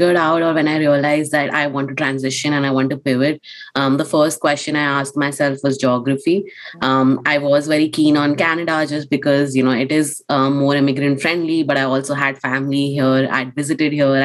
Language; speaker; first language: English; non-native, local second language; Hindi